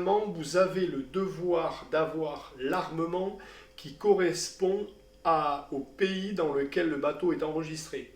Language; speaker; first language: French; native; French